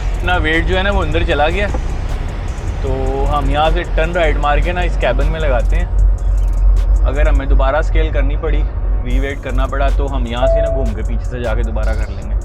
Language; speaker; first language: Urdu; non-native, local second language; Punjabi